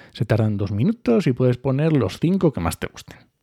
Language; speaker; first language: Spanish; native; Spanish